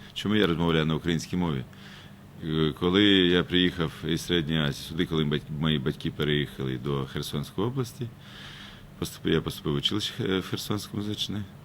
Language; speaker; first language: Ukrainian; non-native, fluent; Crimean Tatar